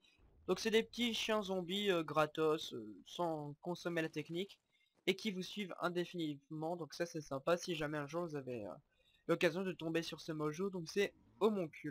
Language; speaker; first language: French; native; French